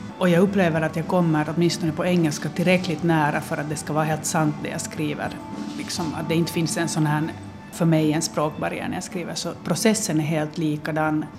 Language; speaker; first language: Swedish; native; Swedish